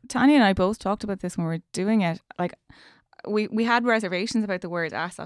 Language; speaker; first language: English; native; English